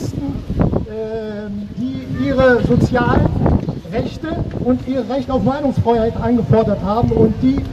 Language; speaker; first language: German; early bilingual, other home language; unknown